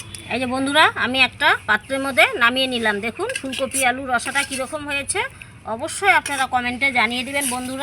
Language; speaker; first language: Bangla; native; Bangla